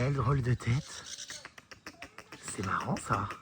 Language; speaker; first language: French; native; French